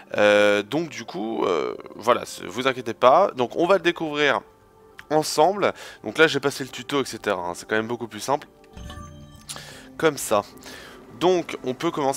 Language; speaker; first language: French; native; French